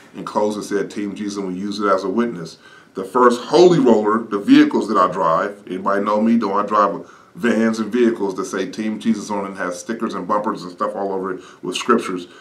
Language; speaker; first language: English; native; English